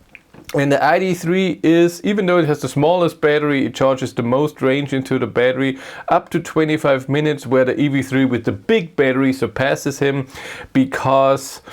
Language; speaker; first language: English; non-native, fluent; German